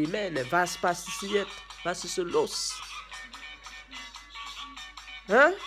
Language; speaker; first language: German; non-native, learner; French